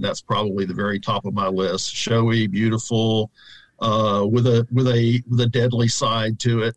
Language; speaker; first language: English; native; English